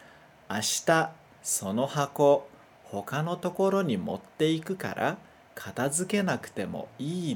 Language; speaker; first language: Japanese; non-native, fluent; Portuguese